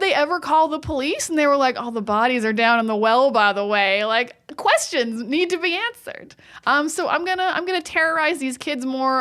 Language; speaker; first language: English; native; English